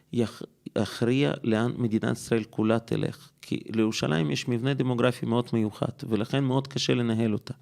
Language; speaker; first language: Hebrew; non-native, fluent; Russian